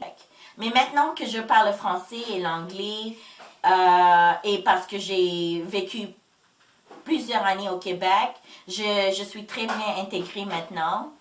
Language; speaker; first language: French; early bilingual, other home language; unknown